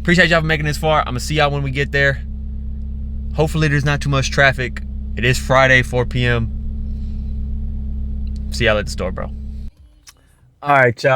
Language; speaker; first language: English; native; English